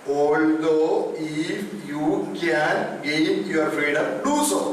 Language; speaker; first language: English; non-native, local second language; Malayalam